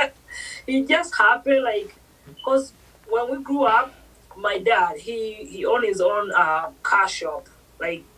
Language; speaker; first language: English; non-native, local second language; Swahili